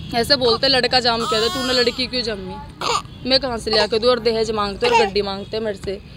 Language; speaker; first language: Hindi; native; Hindi